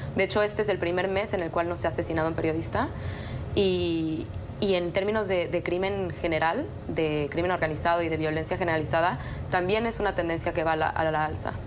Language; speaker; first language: Spanish; native; Spanish